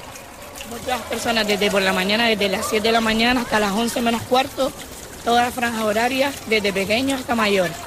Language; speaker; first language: Spanish; native; Spanish